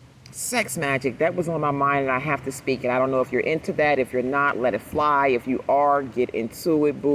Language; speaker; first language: English; native; English